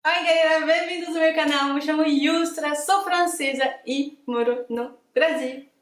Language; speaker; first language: Portuguese; non-native, fluent; French